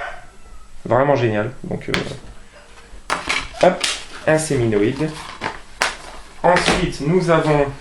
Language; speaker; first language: French; native; French